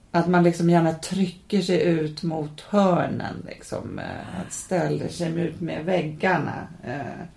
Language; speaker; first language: Swedish; native; Swedish